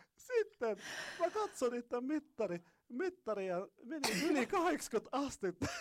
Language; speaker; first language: Finnish; non-native, fluent; Arabic